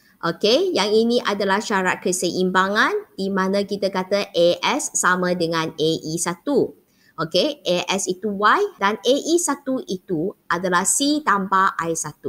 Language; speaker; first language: Malay; non-native, local second language; Chinese